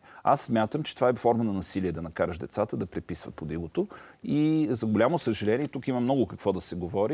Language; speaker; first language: Bulgarian; native; Bulgarian